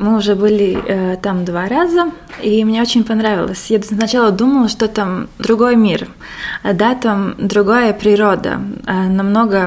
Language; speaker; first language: Russian; non-native, local second language; Latvian